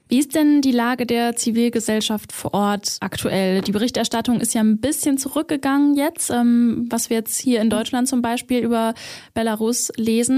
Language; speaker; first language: German; native; German